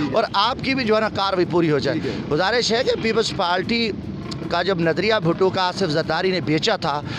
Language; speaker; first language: Urdu; non-native, local second language; Saraiki